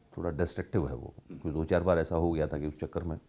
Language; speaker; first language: Hindi; native; Hindi